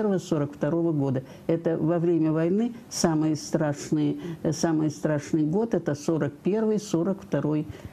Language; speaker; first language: Russian; native; Russian